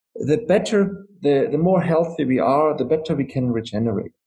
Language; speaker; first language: English; non-native, fluent; German